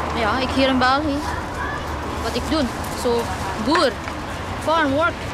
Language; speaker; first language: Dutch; non-native, learner; Cebuano